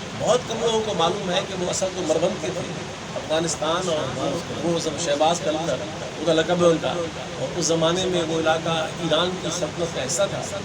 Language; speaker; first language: Urdu; non-native, local second language; Sindhi